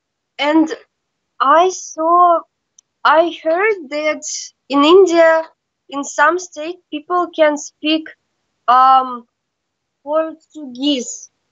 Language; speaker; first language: English; non-native, learner; Russian